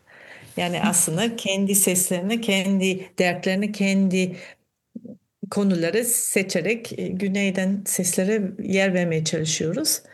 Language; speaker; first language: Turkish; non-native, fluent; German